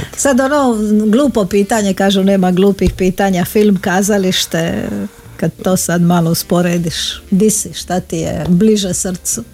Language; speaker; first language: Croatian; native; Croatian